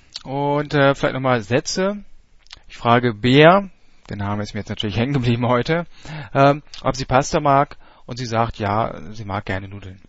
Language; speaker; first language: German; native; German